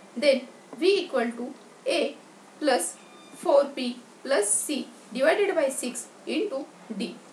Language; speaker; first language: English; non-native, local second language; Marathi